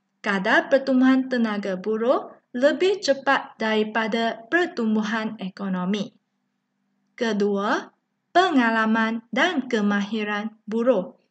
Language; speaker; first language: Malay; non-native, local second language; Chinese